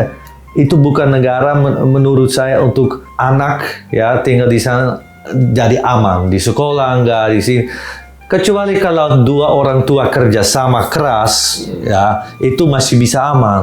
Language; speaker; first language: Indonesian; non-native, fluent; Dutch